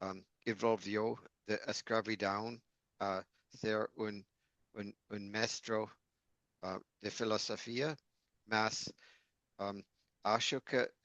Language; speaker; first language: Portuguese; non-native, learner; English